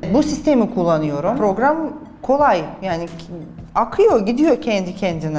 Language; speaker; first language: Turkish; non-native, fluent; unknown